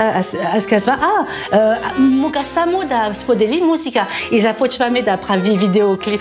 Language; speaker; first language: Bulgarian; non-native, learner; French